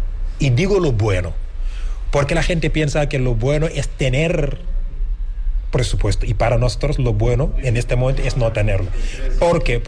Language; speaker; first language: Spanish; non-native, fluent; Wolof